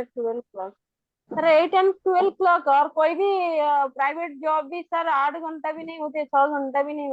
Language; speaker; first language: Hindi; non-native, local second language; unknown